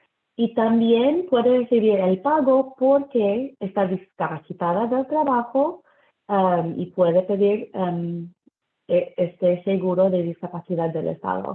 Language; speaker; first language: Spanish; early bilingual, heritage; Spanish